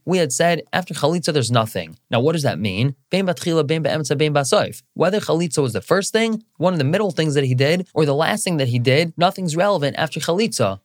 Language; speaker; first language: English; native; English